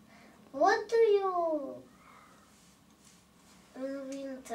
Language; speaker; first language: English; non-native, learner; Russian